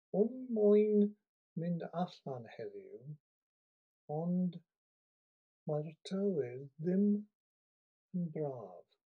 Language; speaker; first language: Welsh; non-native, learner; English